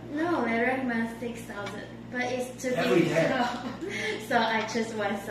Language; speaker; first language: English; non-native, learner; Chinese